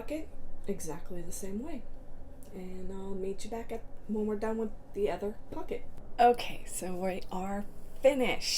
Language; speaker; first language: English; native; English